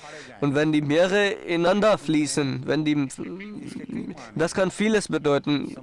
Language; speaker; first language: German; non-native, fluent; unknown